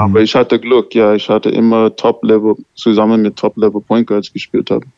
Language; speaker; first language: German; non-native, learner; English